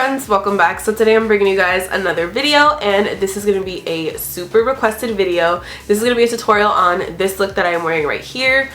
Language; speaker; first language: English; native; English